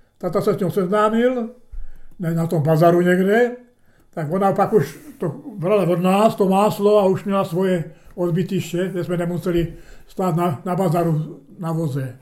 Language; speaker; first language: Czech; early bilingual, heritage; Czech